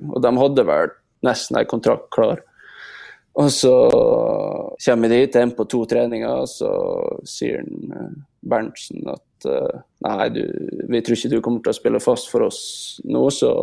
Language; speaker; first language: Norwegian; native; Norwegian